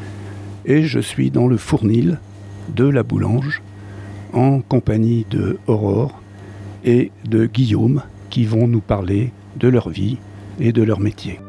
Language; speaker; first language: French; native; French